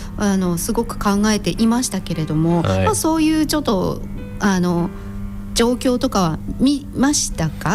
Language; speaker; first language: Japanese; native; Japanese